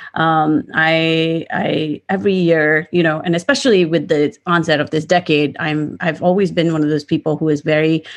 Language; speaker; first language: English; non-native, local second language; Gujarati